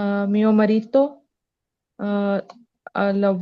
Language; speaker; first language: Italian; non-native, learner; Punjabi